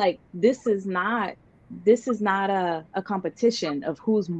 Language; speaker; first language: English; native; English